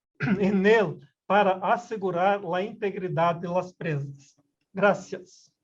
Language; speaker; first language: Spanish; non-native, learner; Portuguese